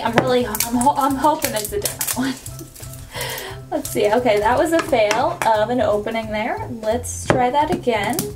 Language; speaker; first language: English; native; English